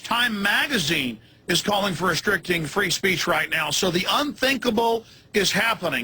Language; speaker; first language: English; native; English